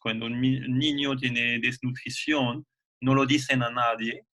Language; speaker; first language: Spanish; non-native, fluent; French